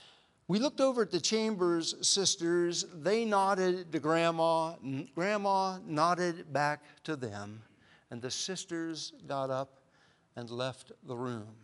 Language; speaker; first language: English; native; English